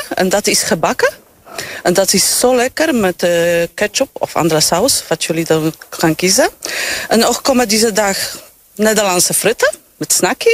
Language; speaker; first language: Dutch; non-native, learner; Polish